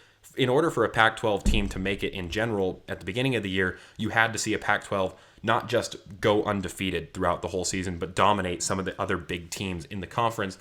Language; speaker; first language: English; native; English